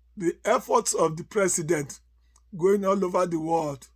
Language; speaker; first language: English; non-native, local second language; Yoruba